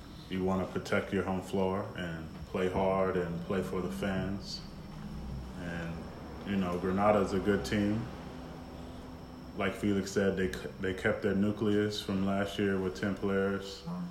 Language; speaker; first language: English; native; English